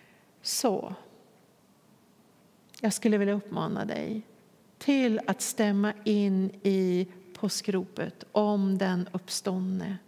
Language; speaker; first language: Swedish; native; Swedish